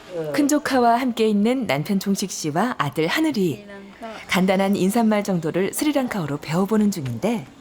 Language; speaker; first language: Korean; native; Korean